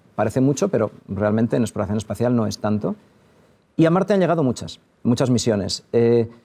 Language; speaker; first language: Spanish; native; Spanish